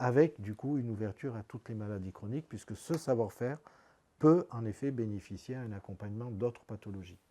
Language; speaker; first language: French; native; French